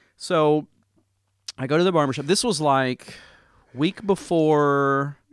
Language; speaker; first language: English; native; English